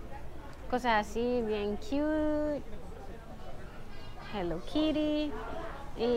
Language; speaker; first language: Spanish; early bilingual, heritage; Spanish